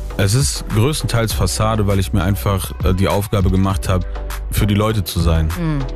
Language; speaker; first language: German; early bilingual, other home language; Italian